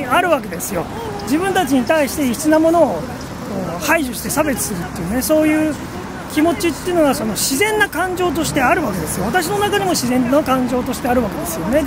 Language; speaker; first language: Japanese; native; Japanese